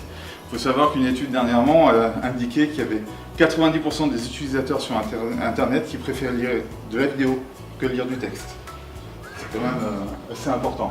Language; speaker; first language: French; native; French